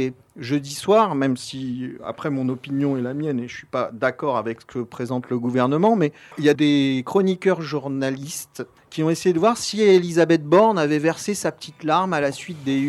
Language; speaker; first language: French; native; French